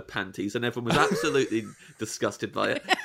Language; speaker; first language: English; native; English